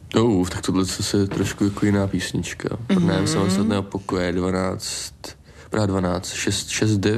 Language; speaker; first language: Czech; native; Czech